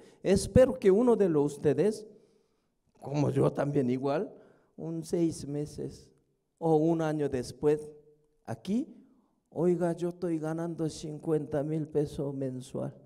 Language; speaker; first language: Spanish; non-native, fluent; Korean